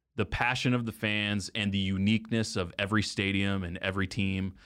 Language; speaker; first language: English; native; English